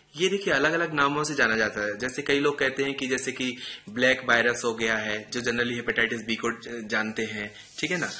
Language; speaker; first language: Hindi; native; Hindi